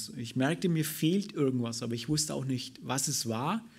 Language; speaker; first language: German; native; German